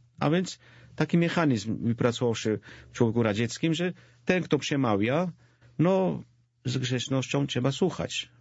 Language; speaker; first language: Polish; non-native, fluent; Georgian